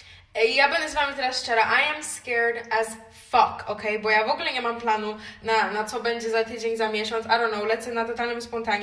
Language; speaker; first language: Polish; early bilingual, heritage; Polish